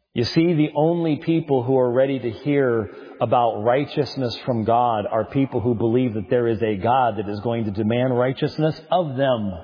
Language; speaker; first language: English; native; English